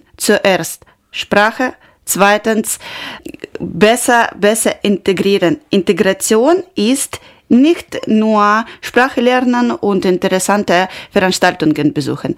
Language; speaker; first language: German; non-native, learner; Ukrainian